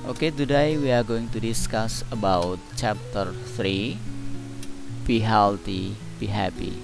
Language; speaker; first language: English; non-native, fluent; Indonesian